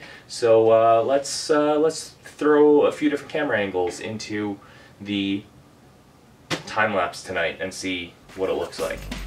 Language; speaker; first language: English; native; English